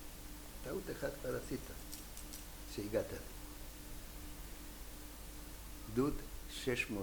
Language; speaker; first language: Hebrew; non-native, fluent; Hungarian